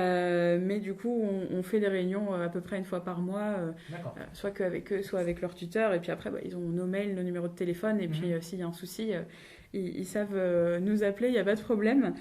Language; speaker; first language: French; native; French